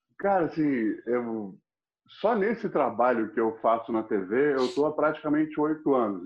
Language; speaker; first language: Portuguese; non-native, fluent; English